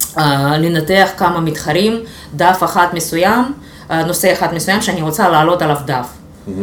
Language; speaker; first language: Hebrew; non-native, fluent; Russian